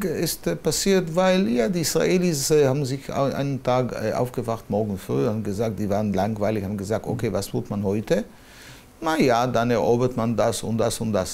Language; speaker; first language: German; non-native, fluent; Hebrew